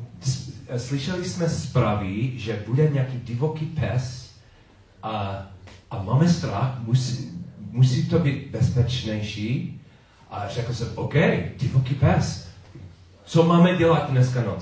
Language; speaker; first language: Czech; non-native, learner; English